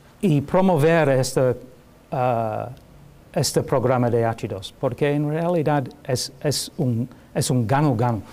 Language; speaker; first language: Spanish; non-native, learner; English